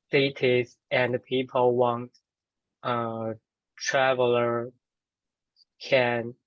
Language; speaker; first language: English; non-native, learner; Chinese